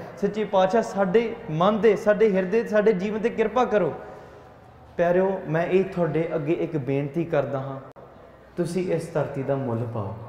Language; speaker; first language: Punjabi; early bilingual, heritage; Punjabi